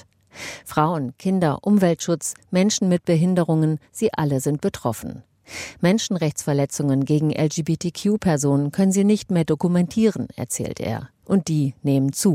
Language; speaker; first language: German; native; German